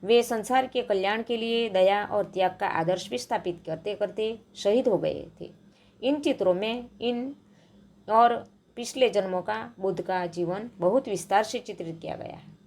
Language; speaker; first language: Hindi; non-native, local second language; Gujarati